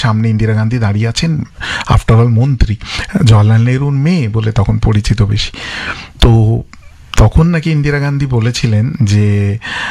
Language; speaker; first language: Bangla; non-native, local second language; English